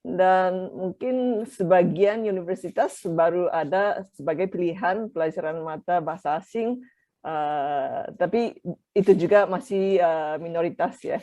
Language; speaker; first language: Indonesian; non-native, fluent; Japanese